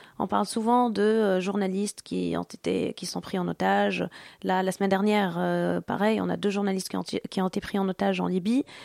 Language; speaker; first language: French; non-native, local second language; Arabic